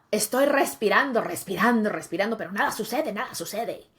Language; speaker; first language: Spanish; early bilingual, heritage; Spanish